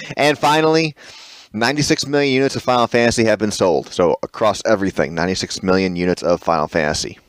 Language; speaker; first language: English; native; English